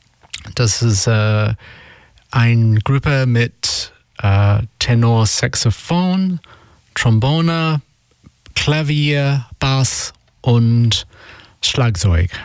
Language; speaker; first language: German; non-native, learner; English